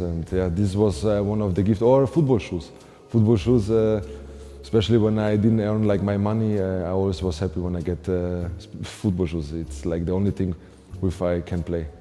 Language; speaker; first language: English; non-native, fluent; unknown